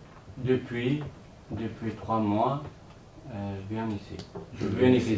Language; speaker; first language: French; non-native, learner; Kurdish